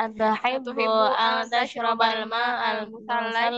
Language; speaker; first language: Arabic; non-native, learner; Indonesian